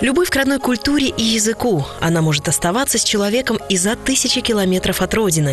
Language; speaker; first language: Russian; native; Russian